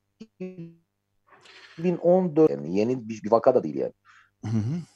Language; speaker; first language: Turkish; non-native, fluent; Armenian